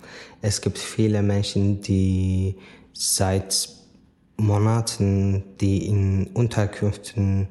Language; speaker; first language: German; non-native, fluent; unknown